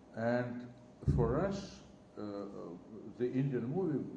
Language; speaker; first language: English; non-native, learner; Russian